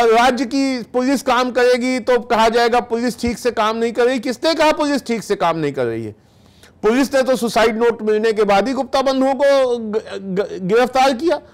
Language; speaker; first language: Hindi; native; Hindi